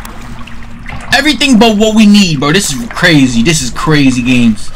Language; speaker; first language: English; native; English